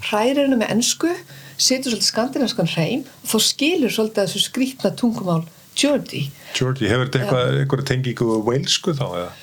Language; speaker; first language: Icelandic; early bilingual, heritage; Icelandic